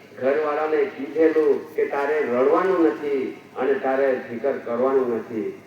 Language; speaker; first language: Gujarati; non-native, local second language; Bhili